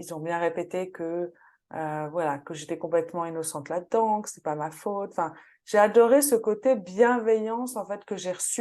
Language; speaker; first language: French; native; French